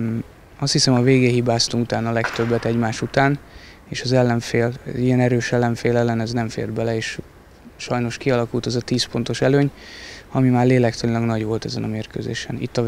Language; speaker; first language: Hungarian; native; Hungarian